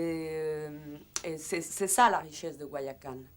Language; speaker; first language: French; non-native, fluent; Spanish